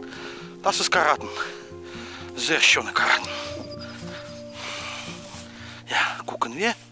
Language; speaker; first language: German; non-native, learner; Russian